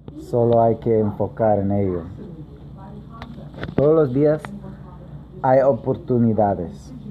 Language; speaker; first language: Spanish; non-native, learner; English